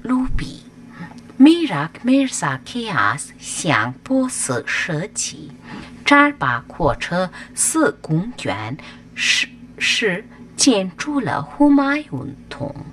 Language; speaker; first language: Chinese; non-native, fluent; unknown